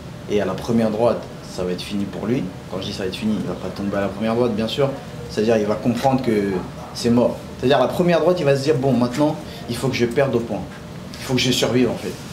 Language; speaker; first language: French; native; French